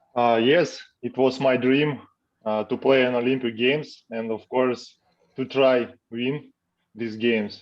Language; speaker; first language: English; non-native, learner; Russian